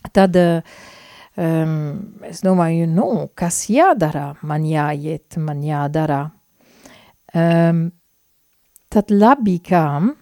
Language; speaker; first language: Latvian; non-native, fluent; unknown